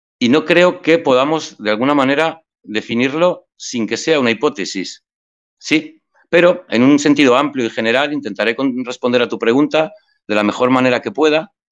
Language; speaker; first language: Spanish; native; Spanish